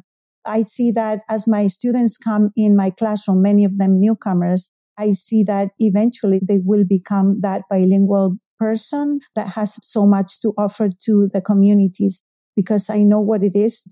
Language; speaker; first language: English; non-native, fluent; Spanish